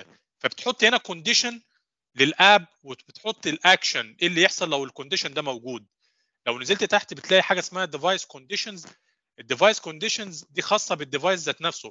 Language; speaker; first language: Arabic; native; Arabic